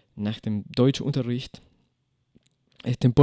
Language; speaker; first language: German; non-native, fluent; Spanish